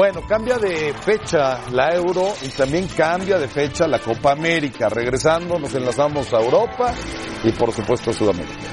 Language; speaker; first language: Spanish; native; Spanish